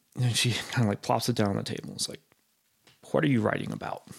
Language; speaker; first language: English; native; English